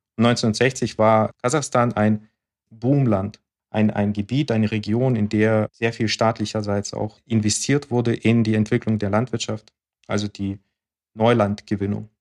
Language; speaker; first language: German; early bilingual, other home language; Russian